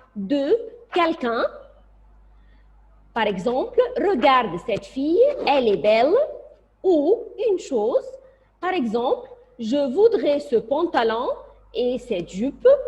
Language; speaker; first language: French; non-native, fluent; Arabic